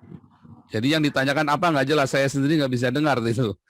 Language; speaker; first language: Indonesian; native; Indonesian